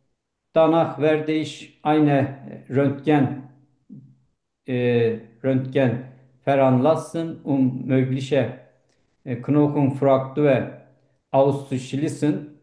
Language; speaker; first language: German; non-native, learner; Turkish